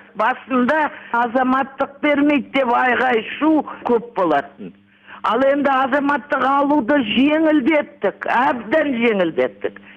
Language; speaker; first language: Kazakh; native; Kazakh